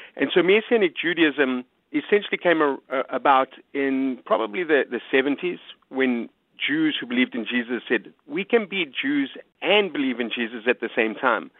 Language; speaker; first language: English; native; English